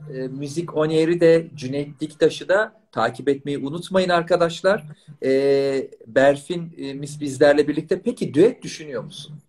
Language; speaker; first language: Turkish; native; Turkish